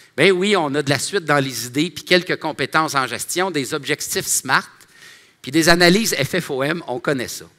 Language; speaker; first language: French; native; French